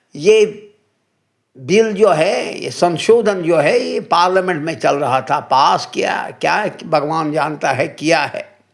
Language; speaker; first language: Hindi; non-native, local second language; Kashmiri